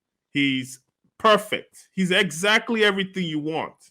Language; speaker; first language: English; native; English